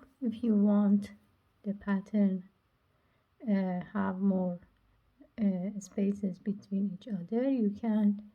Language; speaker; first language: English; non-native, learner; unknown